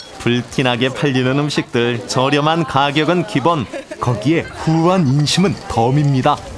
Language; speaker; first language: Korean; native; Korean